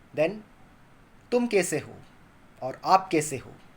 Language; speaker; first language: Hindi; non-native, local second language; Kannada